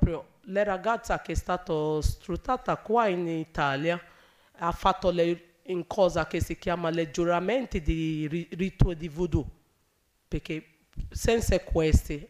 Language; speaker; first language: Italian; non-native, learner; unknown